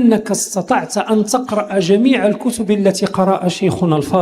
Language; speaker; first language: Arabic; native; Arabic